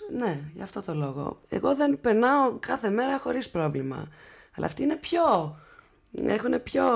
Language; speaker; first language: Greek; early bilingual, heritage; English